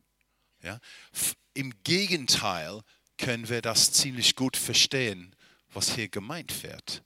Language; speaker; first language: German; non-native, fluent; English